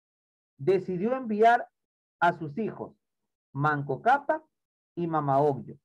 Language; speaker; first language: Spanish; native; Spanish